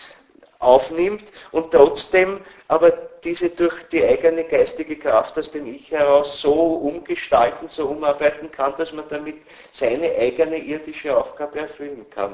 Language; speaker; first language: German; native; German